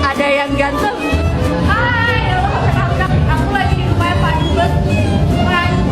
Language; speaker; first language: Indonesian; non-native, fluent; French